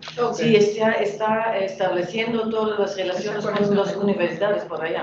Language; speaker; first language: Spanish; non-native, fluent; Dutch